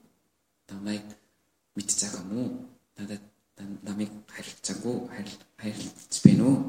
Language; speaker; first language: Mongolian; non-native, learner; Korean